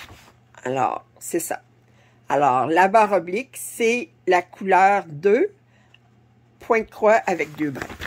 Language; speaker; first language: French; native; French